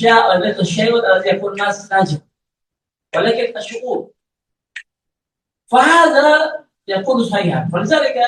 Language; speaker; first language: Arabic; non-native, learner; Malay